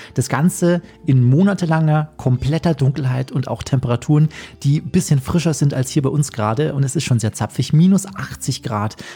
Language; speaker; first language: German; native; German